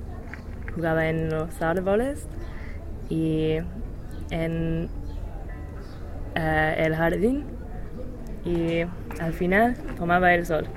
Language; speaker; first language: Spanish; non-native, learner; English